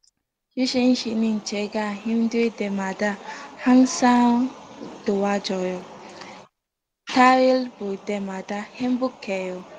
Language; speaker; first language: Korean; non-native, learner; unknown